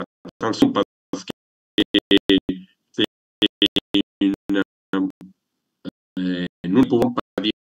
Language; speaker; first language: French; non-native, learner; Italian